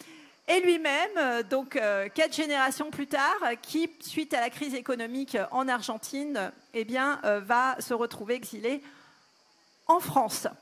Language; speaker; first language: French; native; French